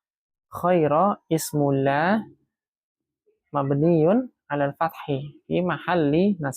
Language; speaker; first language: Arabic; non-native, fluent; Indonesian